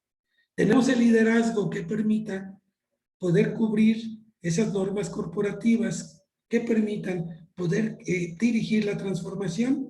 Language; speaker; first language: Spanish; native; Spanish